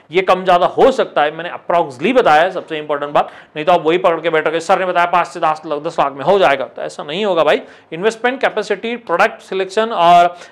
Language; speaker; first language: Hindi; non-native, local second language; Marathi